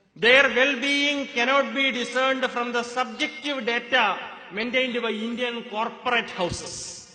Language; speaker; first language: English; non-native, local second language; Malayalam